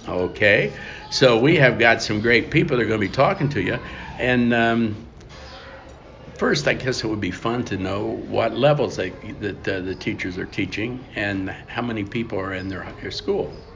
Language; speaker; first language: English; native; English